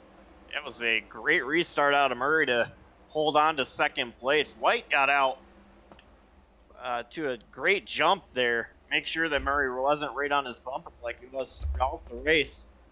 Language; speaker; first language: English; native; English